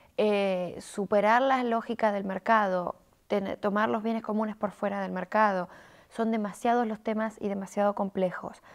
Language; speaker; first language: Spanish; native; Spanish